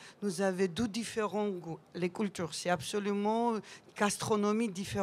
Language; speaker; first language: French; non-native, learner; Georgian